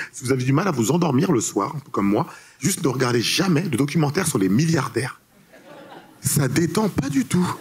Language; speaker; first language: French; early bilingual, other home language; Haitian Creole